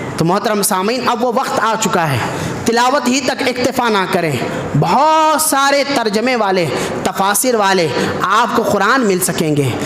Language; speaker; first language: Urdu; native; Urdu